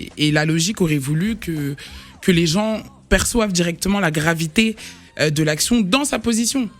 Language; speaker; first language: French; native; French